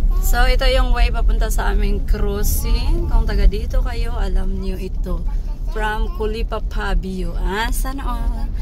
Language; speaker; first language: Filipino; non-native, local second language; Cebuano